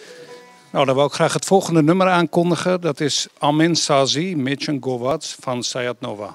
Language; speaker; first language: Dutch; native; Dutch